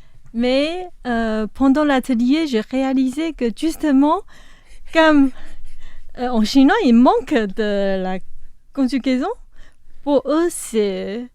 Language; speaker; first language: French; non-native, fluent; Chinese